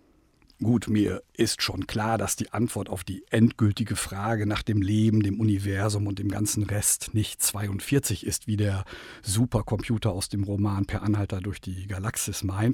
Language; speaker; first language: German; native; German